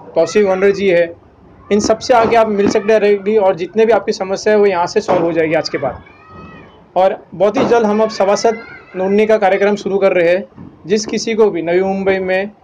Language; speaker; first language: Hindi; non-native, local second language; Urdu